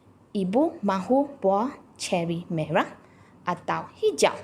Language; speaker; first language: Indonesian; non-native, local second language; Chinese